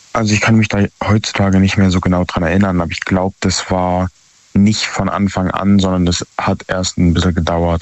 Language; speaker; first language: German; native; German